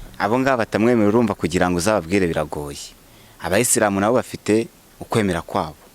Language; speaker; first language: Kinyarwanda; native; Kinyarwanda